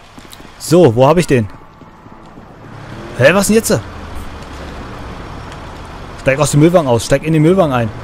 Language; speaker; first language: German; native; German